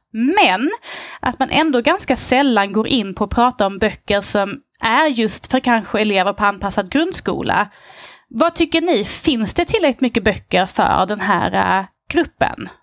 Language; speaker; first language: Swedish; native; Swedish